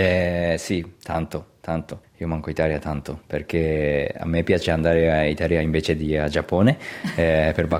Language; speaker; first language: Italian; non-native, learner; Japanese